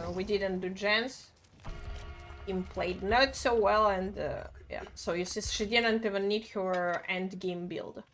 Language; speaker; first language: English; non-native, fluent; Russian